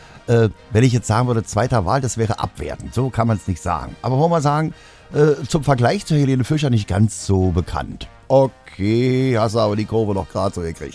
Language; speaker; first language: German; native; German